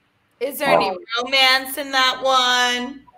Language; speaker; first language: English; native; English